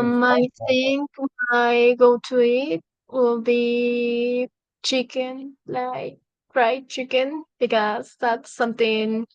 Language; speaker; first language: English; non-native, fluent; Spanish